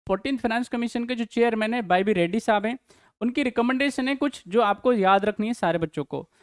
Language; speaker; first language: Hindi; native; Hindi